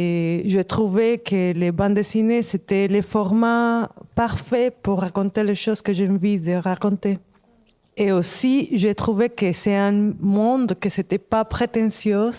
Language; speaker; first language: French; non-native, fluent; Spanish